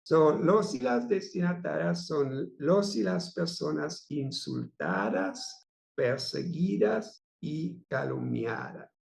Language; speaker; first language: Spanish; non-native, fluent; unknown